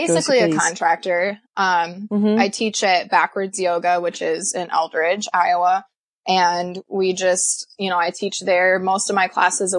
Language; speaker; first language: English; native; English